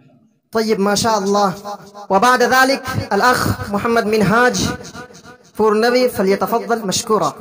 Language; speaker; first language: Arabic; non-native, fluent; Urdu